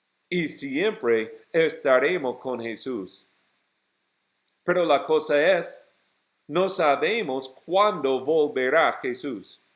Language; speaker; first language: Spanish; non-native, fluent; English